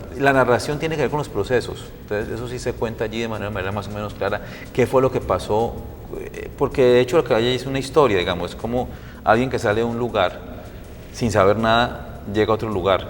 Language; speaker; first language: Spanish; native; Spanish